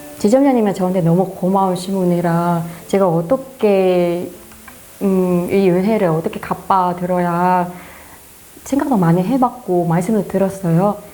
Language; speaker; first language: Korean; non-native, fluent; Vietnamese